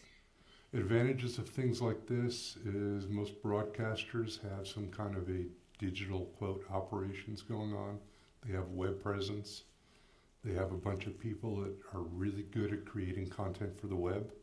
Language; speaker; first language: English; native; English